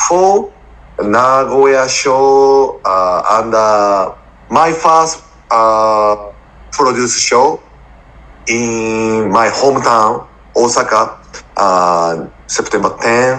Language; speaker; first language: English; non-native, learner; Japanese